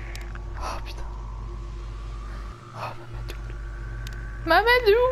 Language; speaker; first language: French; native; French